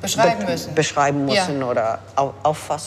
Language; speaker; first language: German; non-native, fluent; English